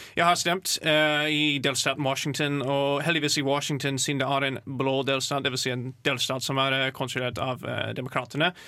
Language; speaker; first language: Norwegian; non-native, fluent; English